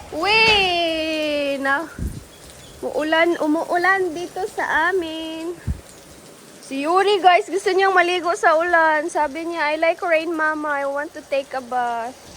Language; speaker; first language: Filipino; native; Filipino